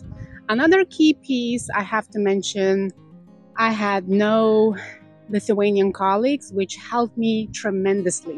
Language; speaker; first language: English; non-native, fluent; Lithuanian